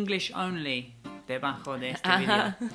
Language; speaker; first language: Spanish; non-native, fluent; English